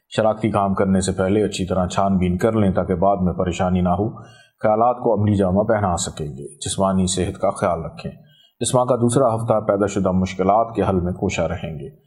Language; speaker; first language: Urdu; native; Urdu